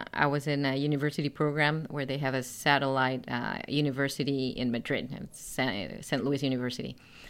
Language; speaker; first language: English; non-native, fluent; Spanish